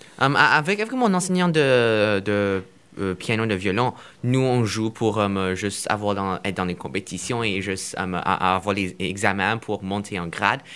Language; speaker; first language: French; non-native, fluent; Chinese